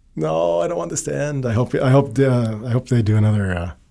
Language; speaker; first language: English; native; English